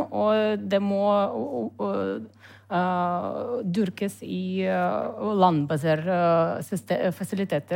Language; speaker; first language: Norwegian; non-native, learner; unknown